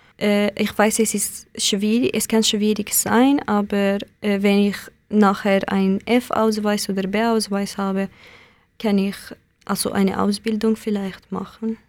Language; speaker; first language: German; non-native, learner; Kurdish